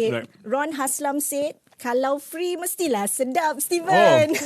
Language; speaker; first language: Malay; native; Malay